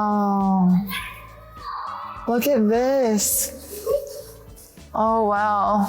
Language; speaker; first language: English; native; English